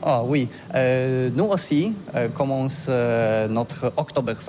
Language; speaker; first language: French; non-native, learner; Polish